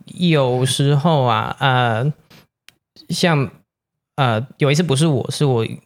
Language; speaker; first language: Chinese; non-native, fluent; English